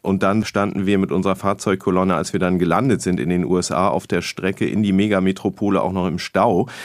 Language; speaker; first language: German; native; German